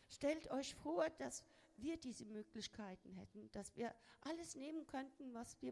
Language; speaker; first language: German; non-native, fluent; Spanish